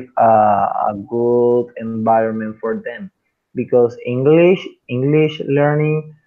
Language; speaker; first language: English; non-native, fluent; Spanish